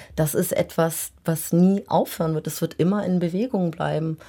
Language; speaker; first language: German; native; German